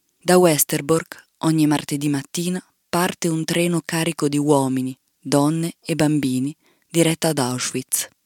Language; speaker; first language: Italian; native; Italian